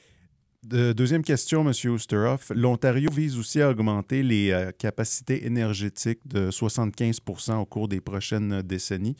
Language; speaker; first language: French; native; French